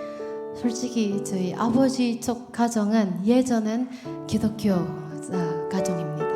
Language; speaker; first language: Korean; non-native, learner; Indonesian